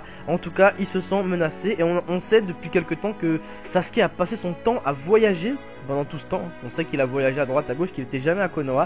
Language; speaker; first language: French; native; French